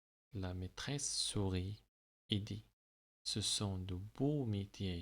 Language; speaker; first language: French; non-native, local second language; Arabic